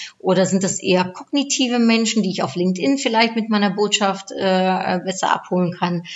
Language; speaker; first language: German; non-native, fluent; Dutch